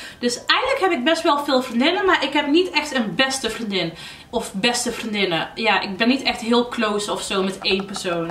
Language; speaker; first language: Dutch; early bilingual, other home language; Arabic